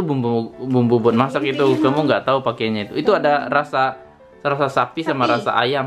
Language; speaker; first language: Indonesian; native; Indonesian